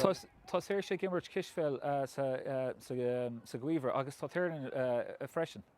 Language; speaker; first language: Irish; non-native, local second language; English